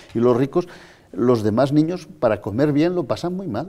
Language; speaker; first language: Spanish; native; Spanish